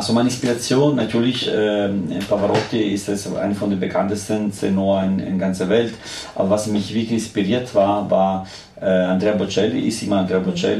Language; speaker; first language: German; non-native, fluent; Italian